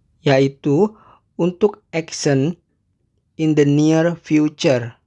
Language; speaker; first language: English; non-native, fluent; Indonesian